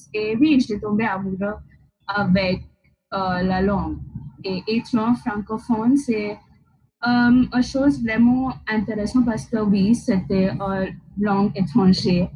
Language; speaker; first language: French; non-native, learner; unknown